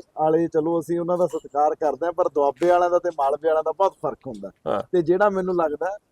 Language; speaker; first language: Punjabi; native; Punjabi